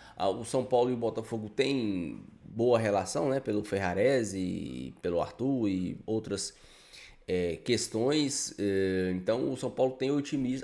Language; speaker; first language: Portuguese; native; Portuguese